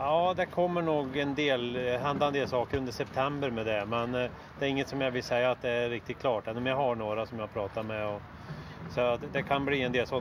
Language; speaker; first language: Swedish; native; Swedish